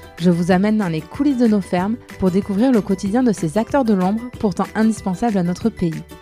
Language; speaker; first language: French; native; French